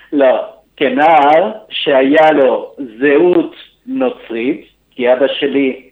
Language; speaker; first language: Hebrew; early bilingual, other home language; Spanish